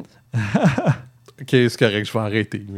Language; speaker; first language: French; native; French